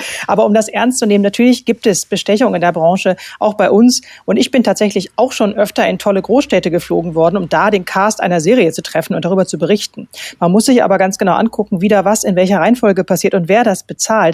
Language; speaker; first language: German; native; German